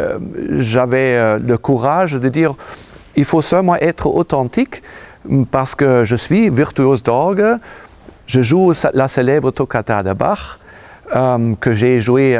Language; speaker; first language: French; non-native, fluent; German